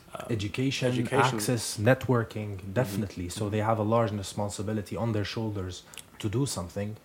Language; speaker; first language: English; non-native, fluent; Arabic